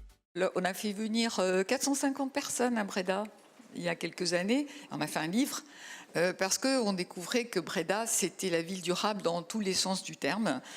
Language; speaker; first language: French; native; French